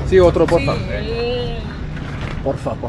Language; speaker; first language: Spanish; non-native, learner; French